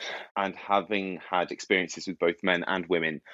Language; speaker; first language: English; native; English